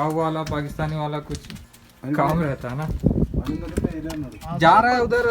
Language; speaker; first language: Hindi; non-native, local second language; Malayalam